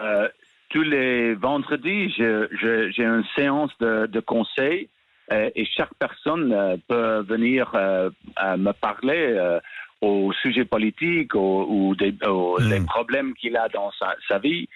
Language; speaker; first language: French; non-native, fluent; English